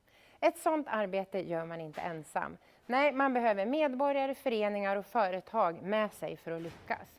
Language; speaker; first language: Swedish; native; Swedish